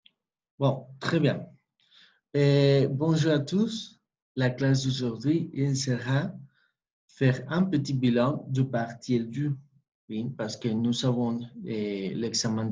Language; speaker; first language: French; non-native, fluent; Spanish